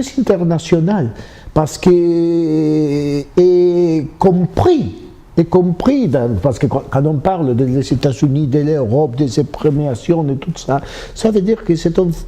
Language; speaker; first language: French; non-native, fluent; Spanish